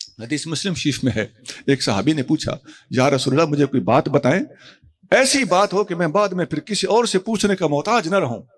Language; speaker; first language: Urdu; non-native, local second language; Punjabi